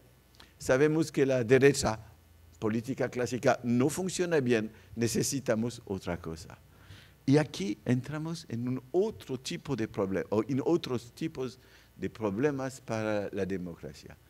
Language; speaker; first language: Spanish; non-native, fluent; French